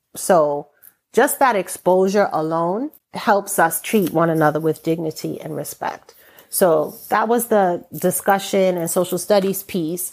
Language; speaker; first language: English; native; English